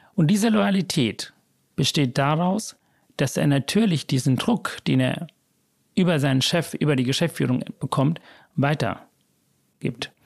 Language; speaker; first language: German; early bilingual, other home language; Sinhala